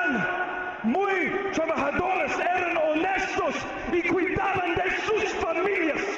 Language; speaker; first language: Spanish; non-native, learner; English